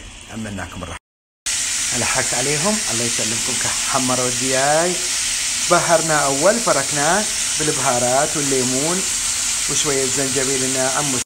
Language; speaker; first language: Arabic; native; Arabic